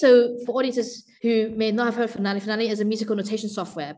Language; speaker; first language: English; non-native, local second language; Cantonese